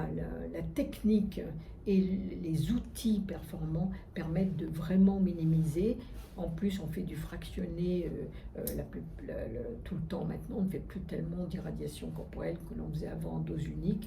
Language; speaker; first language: French; native; French